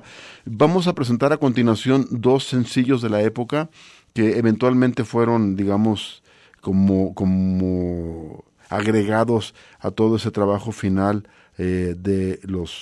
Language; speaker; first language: Spanish; native; Spanish